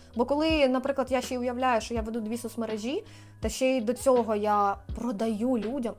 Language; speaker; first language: Ukrainian; native; Ukrainian